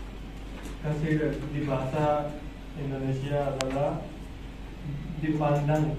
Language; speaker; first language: Indonesian; non-native, learner; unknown